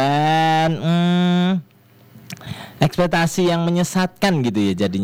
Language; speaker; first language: Indonesian; native; Indonesian